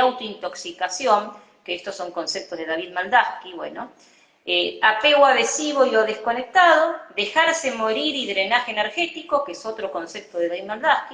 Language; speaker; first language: Spanish; native; Spanish